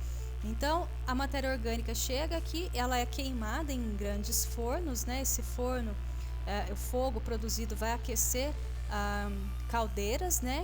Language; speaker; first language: Portuguese; native; Portuguese